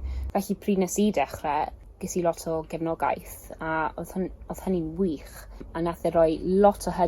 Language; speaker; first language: Welsh; non-native, local second language; English